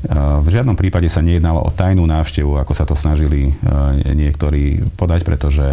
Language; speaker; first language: Slovak; non-native, local second language; Hungarian